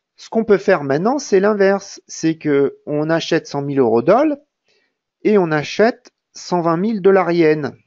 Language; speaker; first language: French; native; French